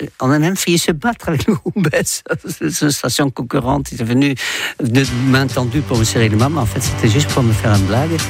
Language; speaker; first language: French; non-native, fluent; Dutch